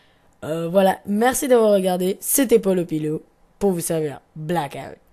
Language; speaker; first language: French; native; French